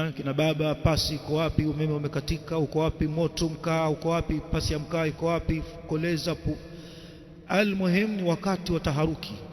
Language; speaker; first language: Swahili; native; Swahili